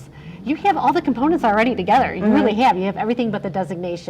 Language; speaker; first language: English; native; English